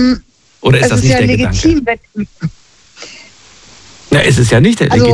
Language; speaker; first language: German; native; German